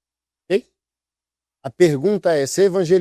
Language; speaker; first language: Portuguese; native; Portuguese